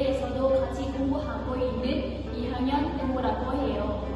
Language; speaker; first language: Korean; non-native, learner; Lao